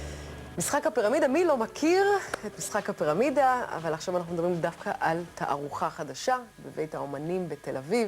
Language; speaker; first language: Hebrew; native; Hebrew